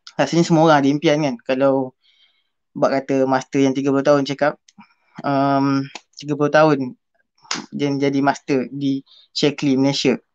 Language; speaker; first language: Malay; native; Malay